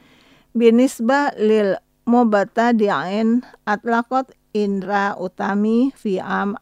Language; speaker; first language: Arabic; non-native, learner; Indonesian